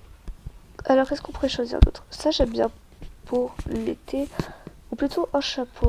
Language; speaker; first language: French; native; French